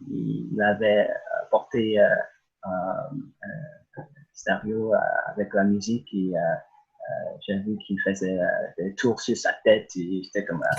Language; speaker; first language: French; early bilingual, other home language; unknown